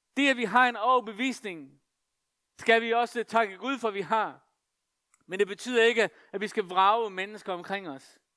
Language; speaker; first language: Danish; non-native, local second language; Faroese